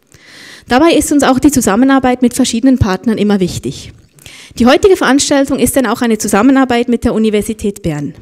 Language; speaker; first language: German; native; German